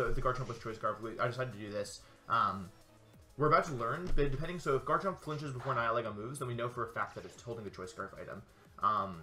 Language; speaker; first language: English; native; English